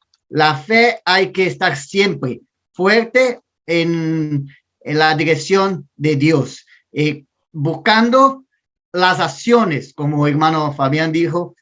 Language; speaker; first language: Spanish; non-native, learner; Portuguese